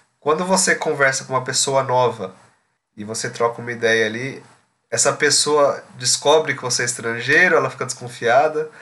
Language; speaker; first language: Portuguese; native; Portuguese